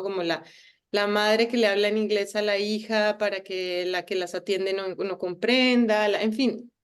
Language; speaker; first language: Spanish; native; Spanish